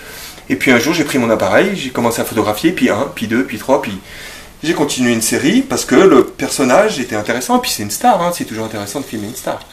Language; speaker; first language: French; native; French